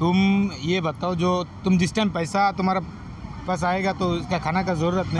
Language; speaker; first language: Hindi; non-native, learner; Bangla